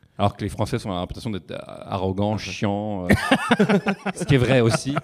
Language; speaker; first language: French; native; French